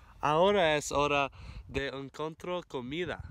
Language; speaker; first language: Spanish; non-native, learner; English